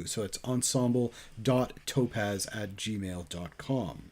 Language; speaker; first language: English; native; English